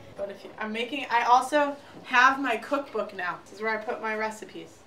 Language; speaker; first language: English; native; English